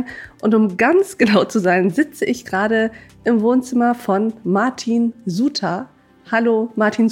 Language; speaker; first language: German; native; German